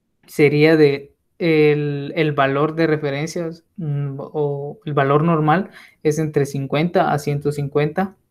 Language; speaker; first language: Spanish; native; Spanish